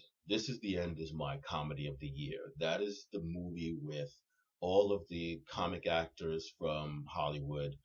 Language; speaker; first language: English; native; English